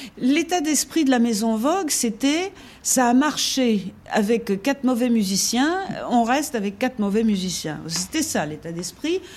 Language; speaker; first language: French; native; French